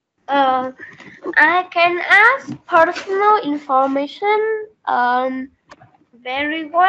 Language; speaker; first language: English; non-native, learner; Vietnamese